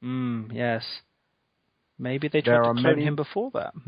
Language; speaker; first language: English; native; English